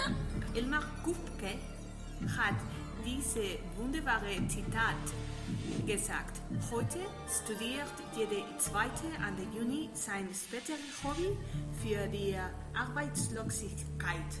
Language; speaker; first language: German; non-native, learner; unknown